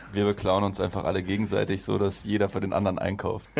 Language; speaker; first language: German; native; German